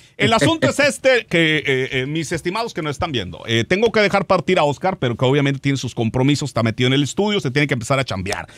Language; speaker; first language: Spanish; native; Spanish